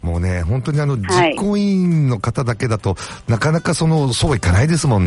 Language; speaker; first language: Japanese; native; Japanese